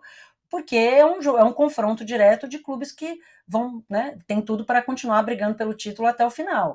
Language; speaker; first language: Portuguese; native; Portuguese